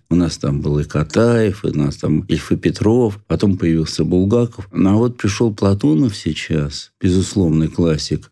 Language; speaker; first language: Russian; native; Russian